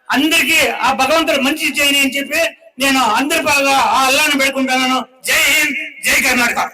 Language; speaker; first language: Telugu; non-native, local second language; Kannada